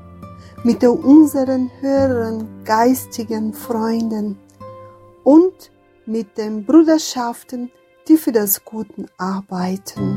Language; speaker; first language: German; non-native, fluent; Portuguese